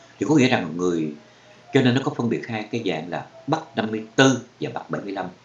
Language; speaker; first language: Vietnamese; native; Vietnamese